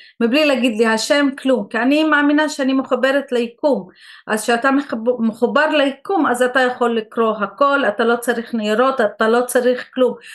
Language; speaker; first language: Hebrew; non-native, local second language; Arabic